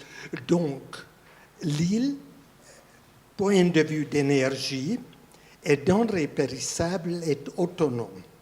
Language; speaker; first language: French; non-native, fluent; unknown